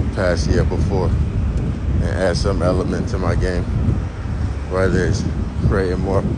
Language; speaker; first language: English; native; English